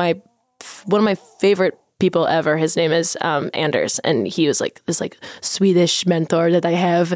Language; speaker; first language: English; native; English